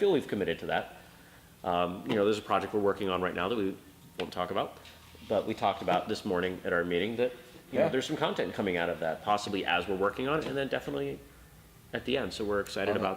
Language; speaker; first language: English; native; English